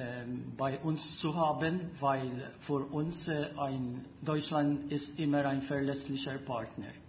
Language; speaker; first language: German; non-native, fluent; Maltese